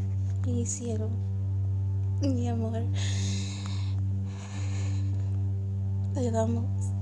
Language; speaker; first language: Spanish; non-native, learner; English